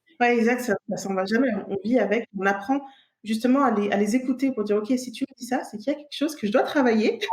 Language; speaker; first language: French; native; French